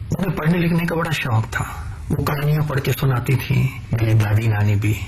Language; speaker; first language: Hindi; non-native, local second language; Punjabi